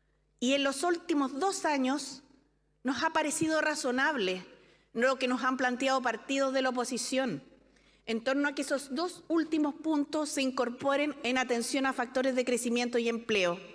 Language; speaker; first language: Spanish; native; Spanish